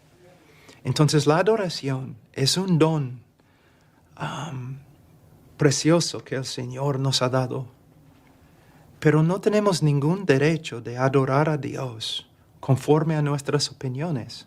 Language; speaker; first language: Spanish; non-native, fluent; English